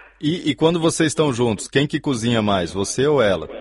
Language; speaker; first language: Portuguese; native; Portuguese